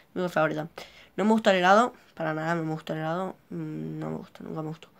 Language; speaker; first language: Spanish; native; Spanish